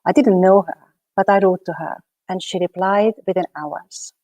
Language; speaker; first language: English; non-native, fluent; Hungarian